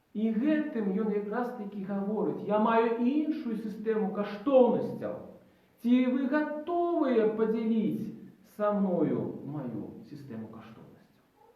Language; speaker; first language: Belarusian; native; Belarusian